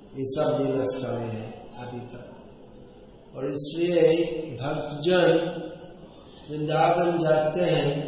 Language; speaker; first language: Hindi; non-native, fluent; English